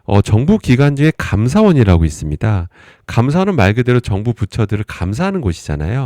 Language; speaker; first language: Korean; native; Korean